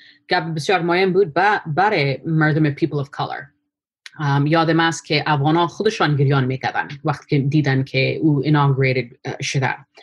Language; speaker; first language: Persian; early bilingual, heritage; Persian